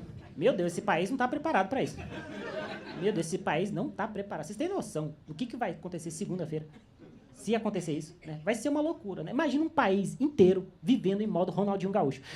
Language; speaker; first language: Portuguese; native; Portuguese